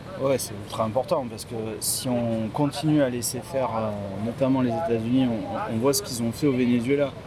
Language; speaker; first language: French; native; French